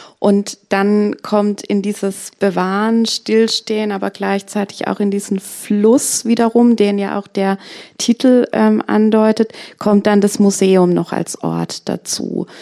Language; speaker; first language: German; native; German